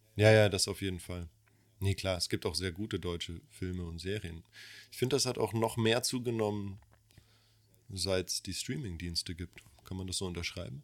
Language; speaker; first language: German; early bilingual, other home language; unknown